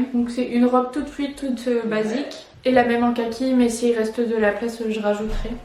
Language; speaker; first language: French; native; French